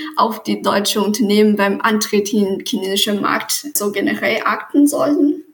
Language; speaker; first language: German; non-native, fluent; Chinese